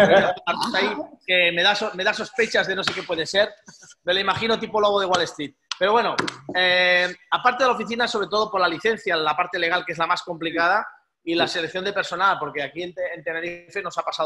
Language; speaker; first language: Spanish; native; Spanish